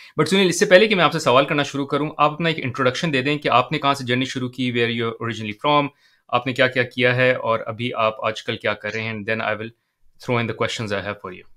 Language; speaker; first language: Urdu; native; Urdu